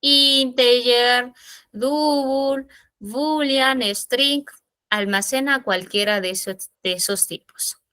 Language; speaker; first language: Spanish; native; Spanish